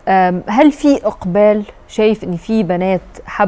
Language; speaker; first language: Arabic; native; Arabic